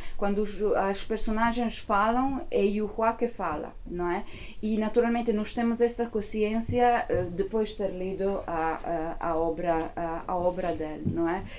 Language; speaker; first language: Portuguese; non-native, fluent; Italian